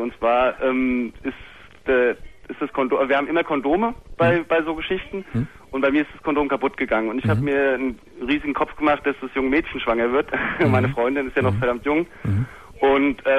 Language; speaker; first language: German; native; German